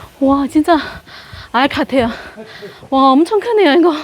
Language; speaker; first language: Korean; non-native, learner; Chinese